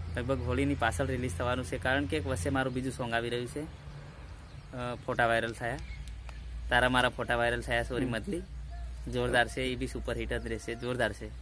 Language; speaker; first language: Gujarati; non-native, local second language; Bhili